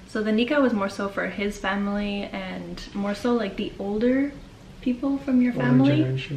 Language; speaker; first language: English; native; English